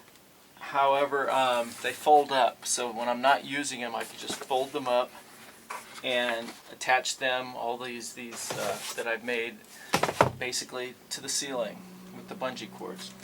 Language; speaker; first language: English; native; English